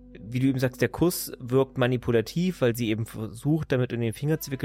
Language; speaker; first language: German; native; German